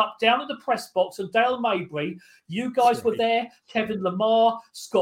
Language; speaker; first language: English; native; English